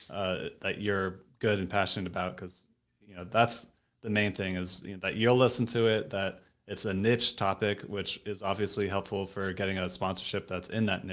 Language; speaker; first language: English; native; English